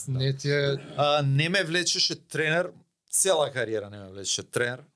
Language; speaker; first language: Macedonian; native; Macedonian